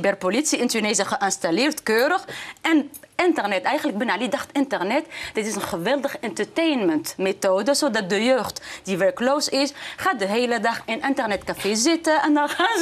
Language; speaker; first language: Dutch; non-native, fluent; Arabic